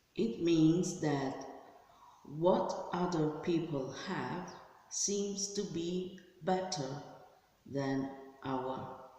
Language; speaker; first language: English; non-native, fluent; Italian